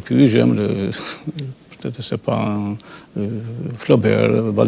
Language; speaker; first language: French; non-native, fluent; Albanian